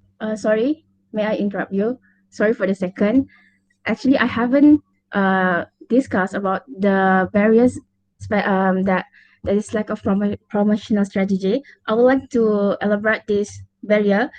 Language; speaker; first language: English; non-native, local second language; Malay